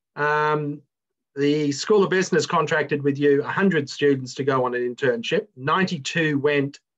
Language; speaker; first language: English; native; English